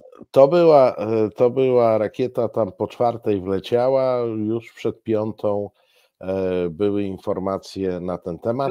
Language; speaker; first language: Polish; native; Polish